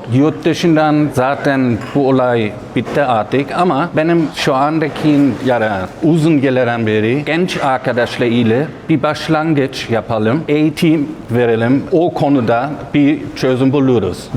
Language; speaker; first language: Turkish; non-native, learner; German